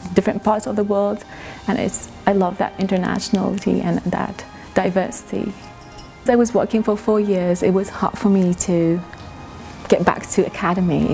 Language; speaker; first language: English; non-native, fluent; Kurdish